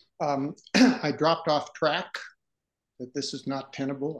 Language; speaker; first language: English; native; English